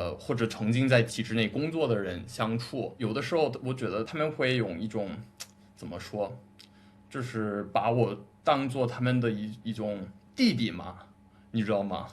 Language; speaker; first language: Chinese; non-native, fluent; English